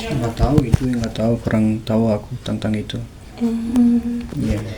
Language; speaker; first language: Indonesian; non-native, fluent; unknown